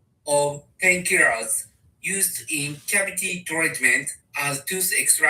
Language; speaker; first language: English; non-native, learner; Japanese